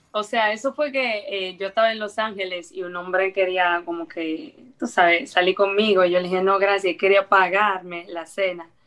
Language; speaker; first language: Spanish; early bilingual, heritage; Spanish